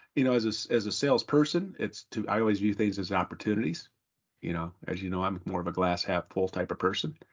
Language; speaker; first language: English; native; English